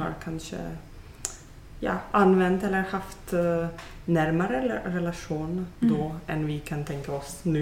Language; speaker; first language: Swedish; non-native, fluent; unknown